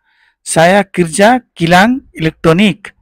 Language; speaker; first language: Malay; non-native, fluent; Nepali